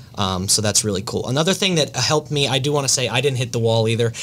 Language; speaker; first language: English; native; English